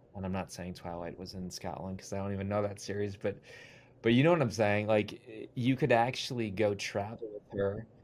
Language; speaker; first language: English; native; English